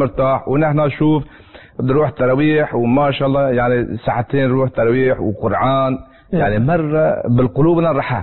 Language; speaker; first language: Arabic; non-native, learner; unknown